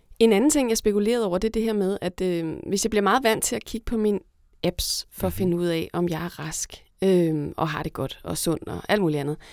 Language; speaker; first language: Danish; native; Danish